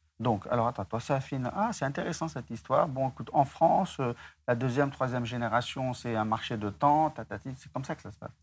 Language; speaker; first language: French; non-native, local second language; Arabic